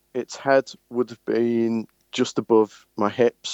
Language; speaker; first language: English; native; English